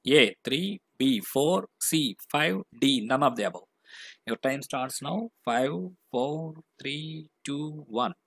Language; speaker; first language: English; non-native, local second language; Telugu